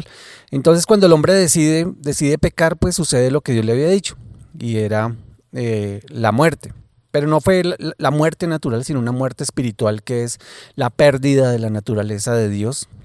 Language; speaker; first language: Spanish; native; Spanish